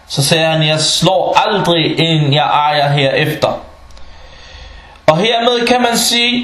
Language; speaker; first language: Danish; non-native, local second language; Arabic